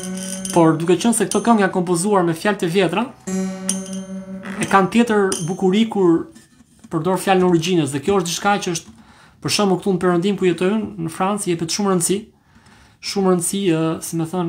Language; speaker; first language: Albanian; native; Albanian